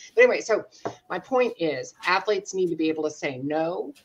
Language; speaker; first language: English; native; English